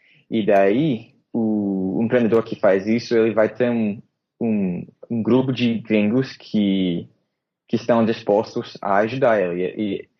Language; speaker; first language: Portuguese; non-native, fluent; English